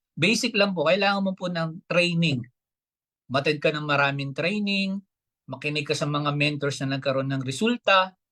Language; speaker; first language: Filipino; native; Filipino